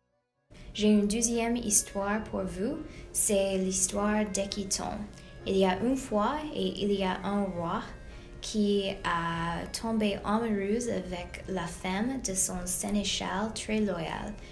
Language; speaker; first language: French; non-native, learner; English